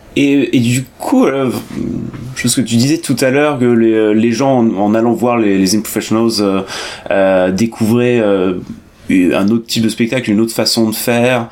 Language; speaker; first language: French; native; French